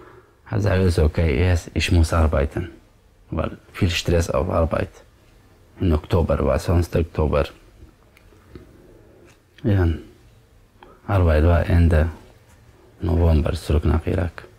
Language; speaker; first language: German; non-native, learner; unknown